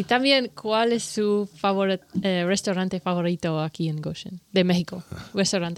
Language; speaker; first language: Spanish; non-native, learner; English